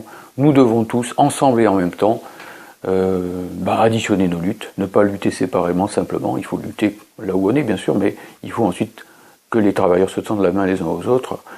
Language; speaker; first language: French; native; French